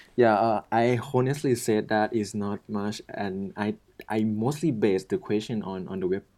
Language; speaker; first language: English; non-native, learner; Thai